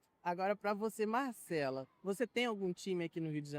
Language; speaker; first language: Portuguese; native; Portuguese